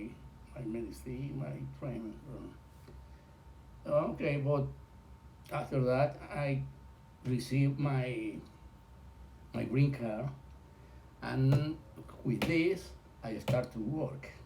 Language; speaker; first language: English; non-native, learner; Spanish